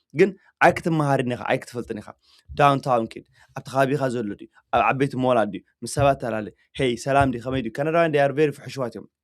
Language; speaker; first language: Tigrinya; native; Tigrinya